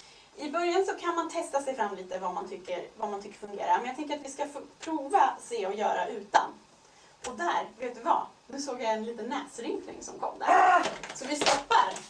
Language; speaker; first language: Swedish; native; Swedish